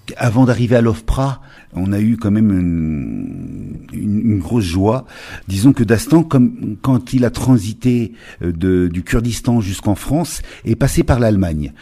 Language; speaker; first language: French; native; French